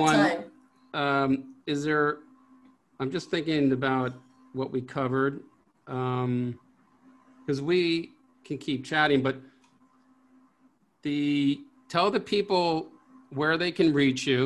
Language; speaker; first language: English; native; English